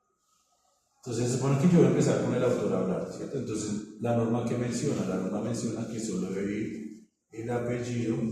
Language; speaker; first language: Spanish; native; Spanish